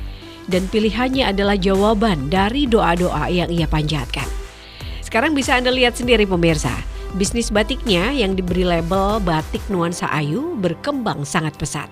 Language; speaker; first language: Indonesian; native; Indonesian